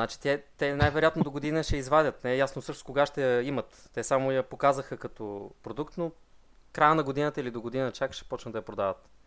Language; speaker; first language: Bulgarian; native; Bulgarian